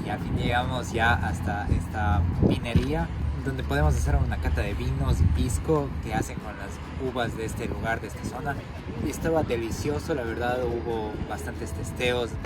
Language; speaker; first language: Spanish; native; Spanish